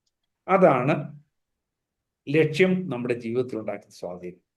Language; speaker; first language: Malayalam; native; Malayalam